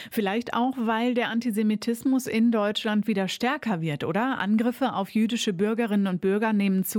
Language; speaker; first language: German; native; German